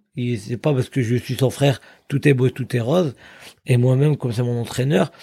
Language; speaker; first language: French; native; French